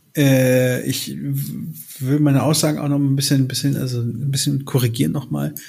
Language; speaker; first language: German; early bilingual, other home language; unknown